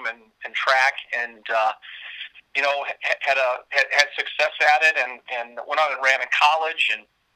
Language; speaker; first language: English; native; English